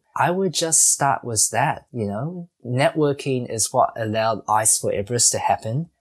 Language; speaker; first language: English; native; English